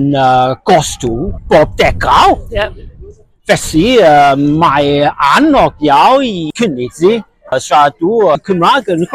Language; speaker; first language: Welsh; non-native, learner; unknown